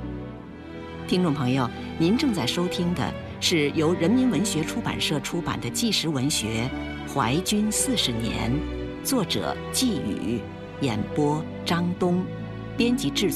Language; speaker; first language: Chinese; native; Chinese